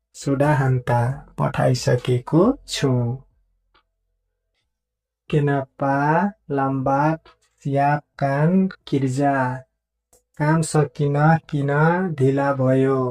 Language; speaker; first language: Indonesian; non-native, fluent; Nepali